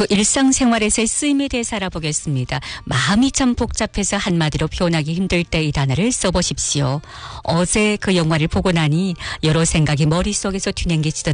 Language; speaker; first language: Korean; early bilingual, heritage; Korean